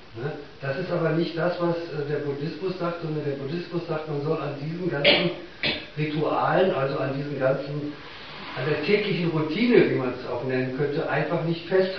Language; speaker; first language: German; native; German